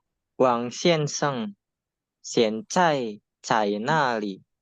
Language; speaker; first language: Chinese; non-native, learner; Indonesian